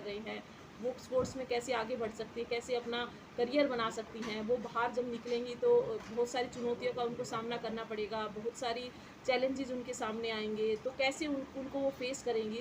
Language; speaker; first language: Hindi; native; Hindi